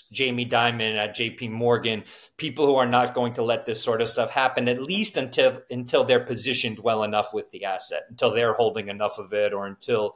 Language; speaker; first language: English; native; English